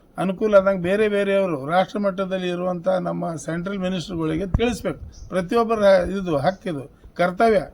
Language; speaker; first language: Kannada; non-native, local second language; Lambadi